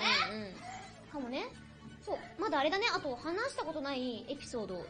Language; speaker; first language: Japanese; native; Japanese